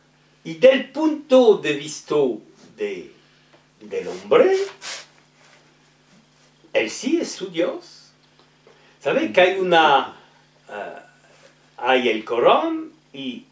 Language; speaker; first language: Spanish; non-native, learner; French